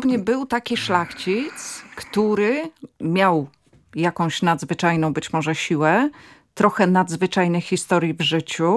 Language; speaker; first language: Polish; native; Polish